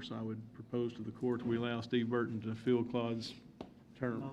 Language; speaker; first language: English; native; English